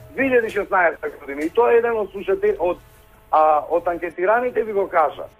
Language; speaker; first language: Macedonian; native; Macedonian